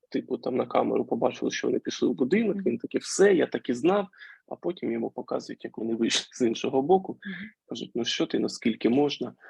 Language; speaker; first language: Ukrainian; native; Ukrainian